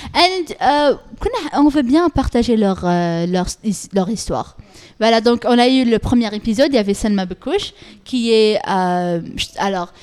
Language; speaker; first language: French; non-native, local second language; Arabic